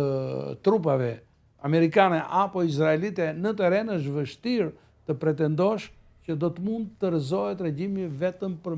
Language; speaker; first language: Albanian; native; Albanian